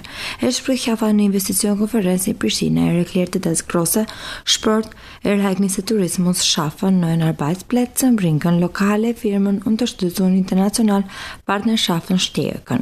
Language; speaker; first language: German; non-native, fluent; Albanian